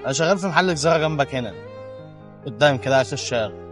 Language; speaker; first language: Arabic; native; Arabic